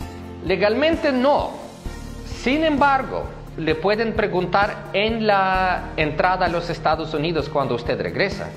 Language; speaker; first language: Spanish; non-native, fluent; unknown